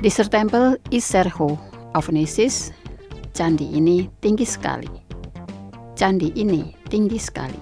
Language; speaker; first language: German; non-native, fluent; Indonesian